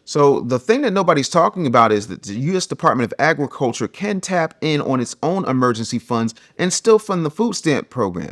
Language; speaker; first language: English; native; English